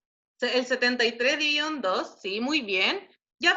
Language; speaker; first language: Spanish; native; Spanish